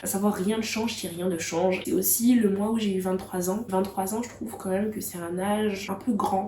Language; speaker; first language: French; native; French